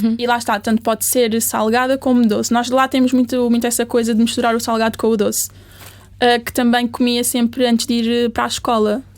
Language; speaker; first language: Portuguese; early bilingual, other home language; Spanish